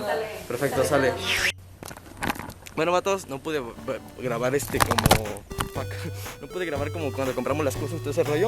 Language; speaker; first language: Spanish; native; Spanish